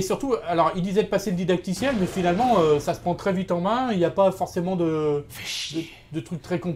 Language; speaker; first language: French; native; French